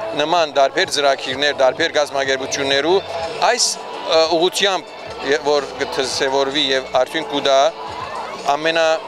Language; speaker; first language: Armenian; early bilingual, heritage; Armenian